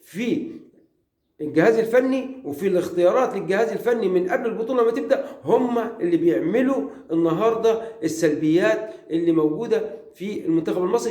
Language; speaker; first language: Arabic; native; Arabic